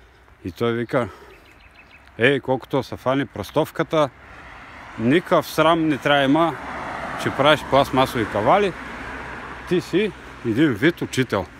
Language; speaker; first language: Bulgarian; native; Bulgarian